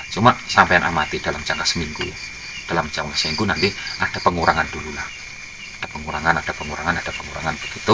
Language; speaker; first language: Indonesian; non-native, local second language; Javanese